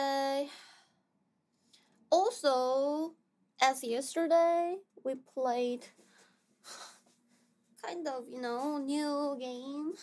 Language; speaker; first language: English; non-native, fluent; Korean